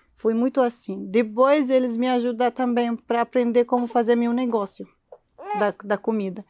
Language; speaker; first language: Portuguese; non-native, learner; Arabic